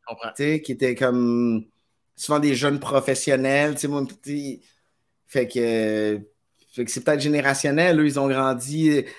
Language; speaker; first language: French; native; French